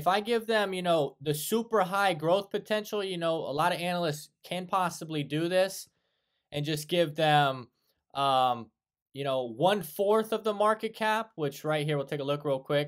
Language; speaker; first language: English; native; English